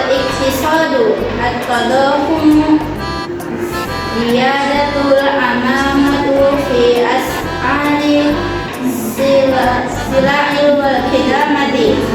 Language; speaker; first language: Arabic; non-native, learner; Indonesian